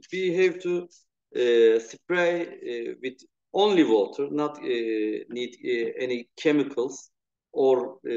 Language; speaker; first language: English; non-native, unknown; Turkish